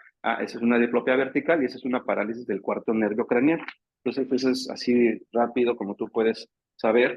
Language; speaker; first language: Spanish; native; Spanish